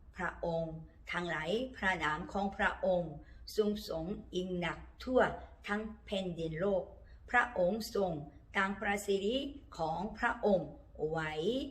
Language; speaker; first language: Thai; non-native, learner; Korean